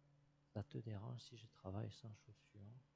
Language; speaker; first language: French; non-native, learner; English